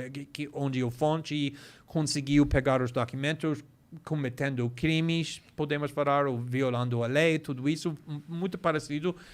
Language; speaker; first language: Portuguese; non-native, fluent; English